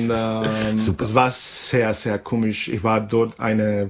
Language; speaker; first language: German; non-native, fluent; Spanish